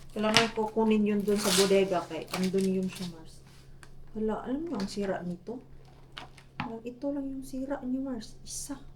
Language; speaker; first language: Filipino; non-native, local second language; Cebuano